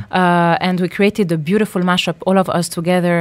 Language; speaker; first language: English; non-native, fluent; French